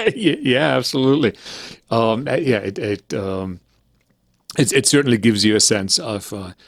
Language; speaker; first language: English; early bilingual, other home language; German